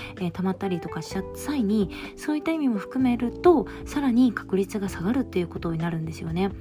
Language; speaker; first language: Japanese; native; Japanese